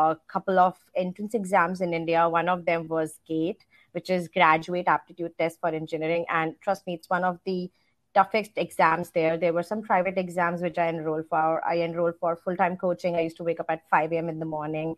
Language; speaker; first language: English; non-native, local second language; Hindi